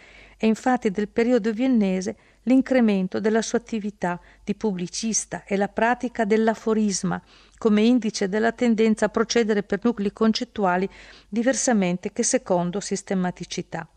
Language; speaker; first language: Italian; native; Italian